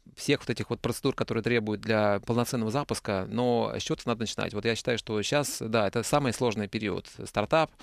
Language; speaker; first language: Russian; native; Russian